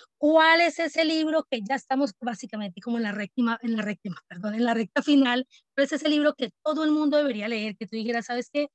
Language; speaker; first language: Spanish; native; Spanish